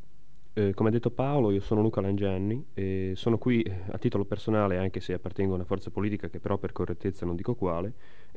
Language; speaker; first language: Italian; native; Italian